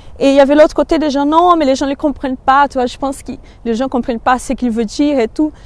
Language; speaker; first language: French; non-native, fluent; Portuguese